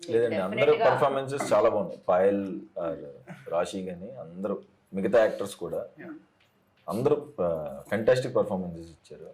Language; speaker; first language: Telugu; native; Telugu